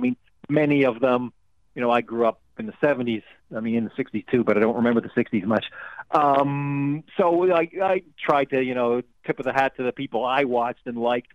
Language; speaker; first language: English; native; English